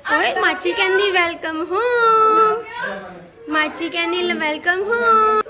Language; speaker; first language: Hindi; native; Hindi